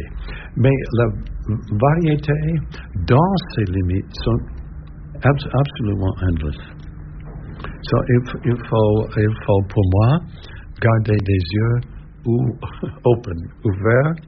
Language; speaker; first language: French; non-native, learner; English